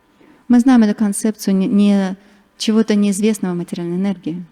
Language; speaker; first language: Russian; native; Russian